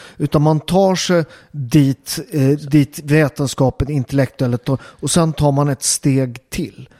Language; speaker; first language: Swedish; early bilingual, other home language; Italian